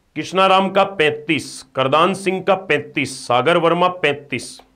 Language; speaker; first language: Hindi; native; Hindi